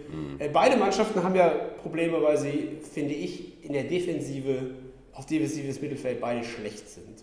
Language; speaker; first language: German; native; German